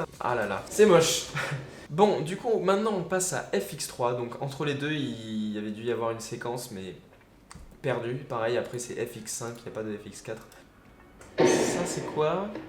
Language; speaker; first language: French; native; French